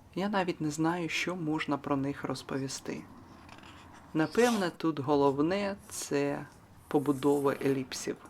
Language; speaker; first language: Ukrainian; non-native, local second language; Russian